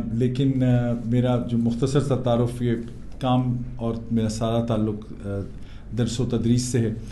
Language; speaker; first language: Urdu; non-native, local second language; Punjabi